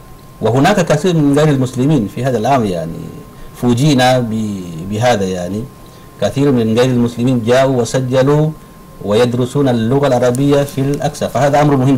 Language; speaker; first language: Arabic; non-native, fluent; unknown